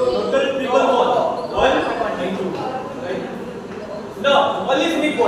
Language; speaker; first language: English; non-native, local second language; Hindi